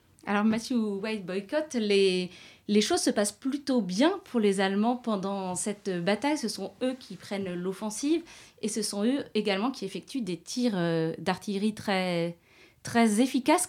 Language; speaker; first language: French; native; French